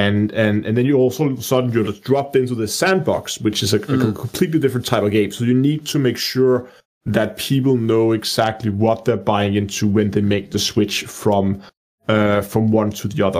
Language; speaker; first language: English; non-native, fluent; Danish